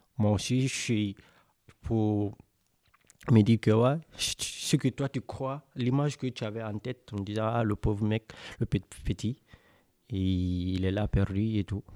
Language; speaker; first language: French; non-native, local second language; Mandingo